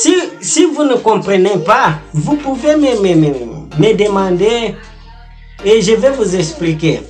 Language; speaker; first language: French; non-native, fluent; Portuguese